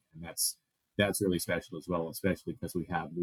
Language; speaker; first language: English; native; English